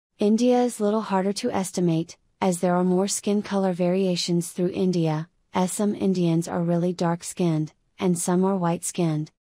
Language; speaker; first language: English; non-native, fluent; Finnish